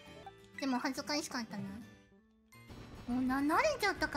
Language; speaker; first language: Japanese; native; Japanese